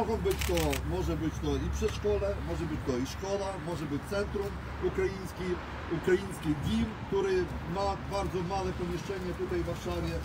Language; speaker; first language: Polish; non-native, fluent; Ukrainian